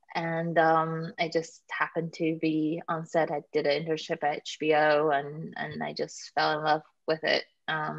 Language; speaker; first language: English; native; English